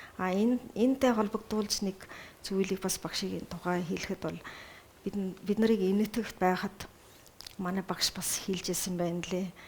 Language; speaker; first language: Mongolian; early bilingual, heritage; Mongolian